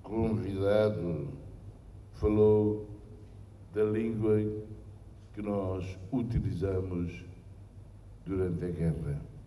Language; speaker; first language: Portuguese; non-native, local second language; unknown